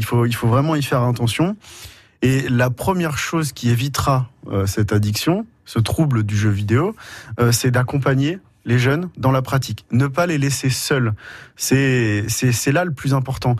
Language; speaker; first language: French; native; French